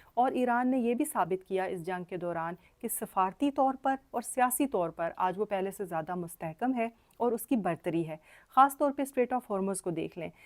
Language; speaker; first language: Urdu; native; Urdu